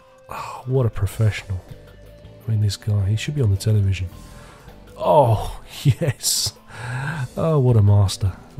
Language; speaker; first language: English; native; English